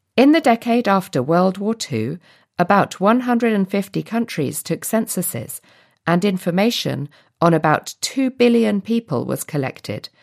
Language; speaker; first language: English; native; English